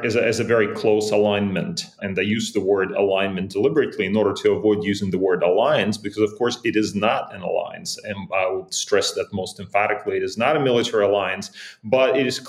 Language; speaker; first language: English; non-native, fluent; Russian